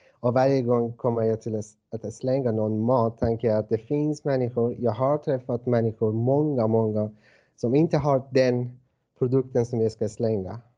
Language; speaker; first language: Swedish; non-native, fluent; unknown